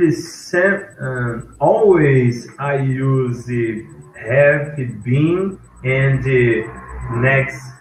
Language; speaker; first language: English; non-native, learner; Portuguese